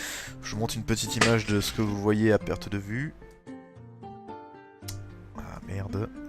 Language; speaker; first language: French; native; French